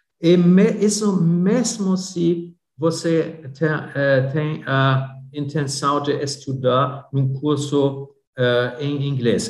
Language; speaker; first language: Portuguese; non-native, fluent; German